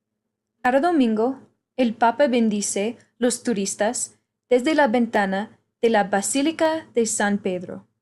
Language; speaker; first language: Spanish; non-native, learner; English